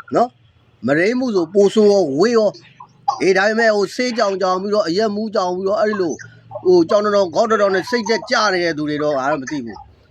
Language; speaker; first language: Burmese; native; Burmese